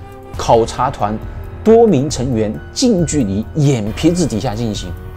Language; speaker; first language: Chinese; native; Chinese